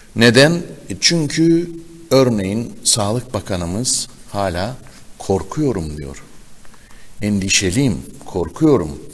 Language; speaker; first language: Turkish; native; Turkish